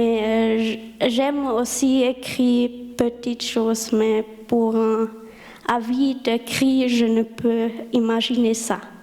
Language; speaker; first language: French; non-native, learner; German